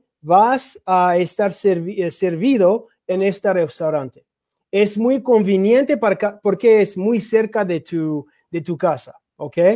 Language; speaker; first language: Spanish; non-native, learner; English